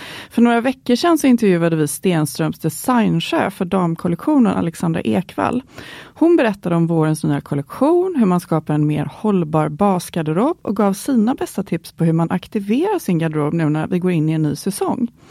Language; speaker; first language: Swedish; native; Swedish